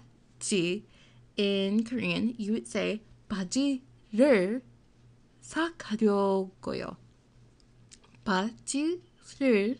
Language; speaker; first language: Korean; non-native, learner; English